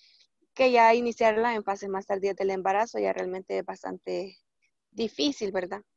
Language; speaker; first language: Spanish; native; Spanish